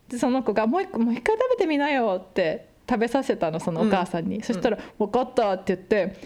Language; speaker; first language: Japanese; early bilingual, heritage; Japanese